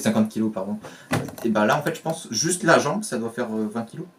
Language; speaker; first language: French; native; French